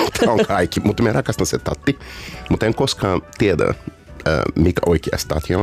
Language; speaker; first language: Finnish; non-native, fluent; Portuguese